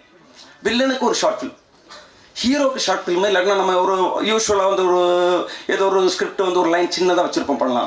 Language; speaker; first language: Tamil; native; Tamil